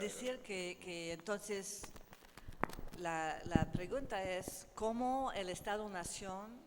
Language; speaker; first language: Spanish; non-native, learner; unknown